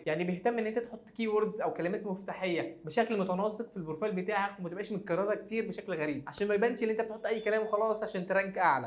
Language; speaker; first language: Arabic; native; Arabic